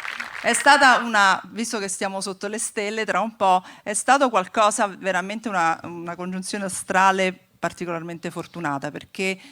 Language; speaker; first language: Italian; native; Italian